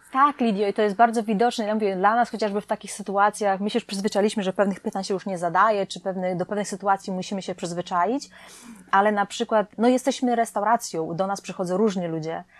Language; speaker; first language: Polish; native; Polish